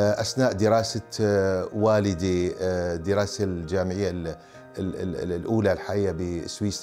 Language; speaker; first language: Arabic; native; Arabic